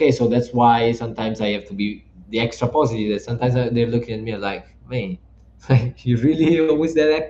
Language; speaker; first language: English; non-native, fluent; Italian